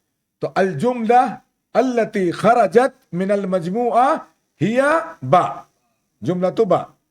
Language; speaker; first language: Arabic; non-native, fluent; Urdu